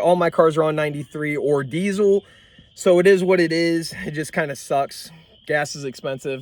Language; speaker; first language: English; native; English